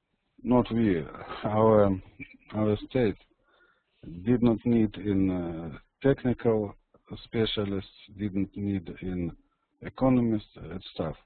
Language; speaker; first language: English; non-native, learner; Russian